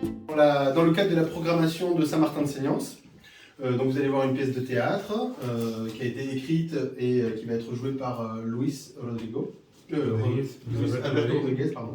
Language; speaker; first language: French; native; French